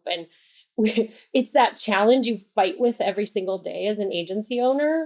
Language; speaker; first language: English; native; English